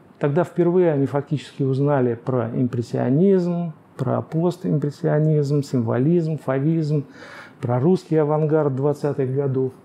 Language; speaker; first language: Russian; native; Russian